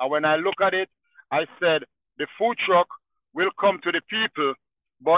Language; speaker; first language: English; non-native, local second language; Jamaican Creole English